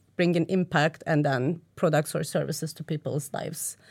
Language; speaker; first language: English; non-native, fluent; Turkish